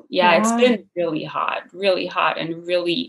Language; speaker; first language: English; non-native, fluent; French